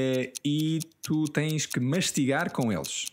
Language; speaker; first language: Portuguese; non-native, fluent; English